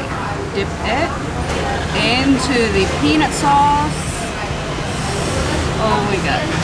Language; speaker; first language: English; non-native, fluent; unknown